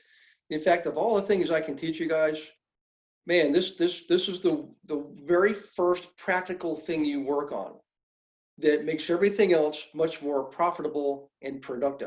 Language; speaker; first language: English; native; English